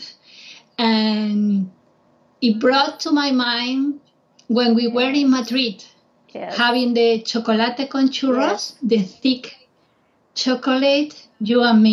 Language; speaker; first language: English; non-native, fluent; Spanish